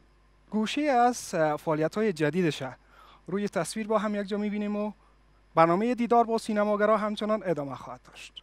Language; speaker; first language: Persian; native; Persian